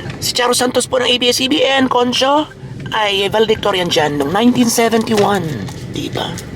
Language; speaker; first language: Filipino; native; Filipino